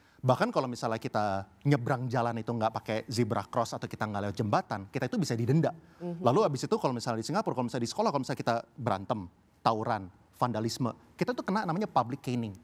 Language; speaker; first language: Indonesian; early bilingual, heritage; Indonesian